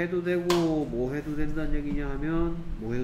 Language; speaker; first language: Korean; native; Korean